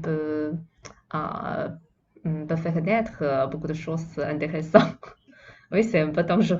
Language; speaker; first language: French; non-native, fluent; Chinese